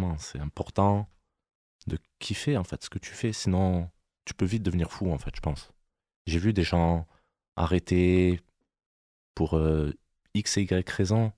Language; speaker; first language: French; native; French